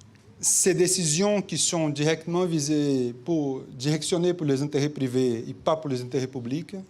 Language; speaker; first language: French; non-native, fluent; Portuguese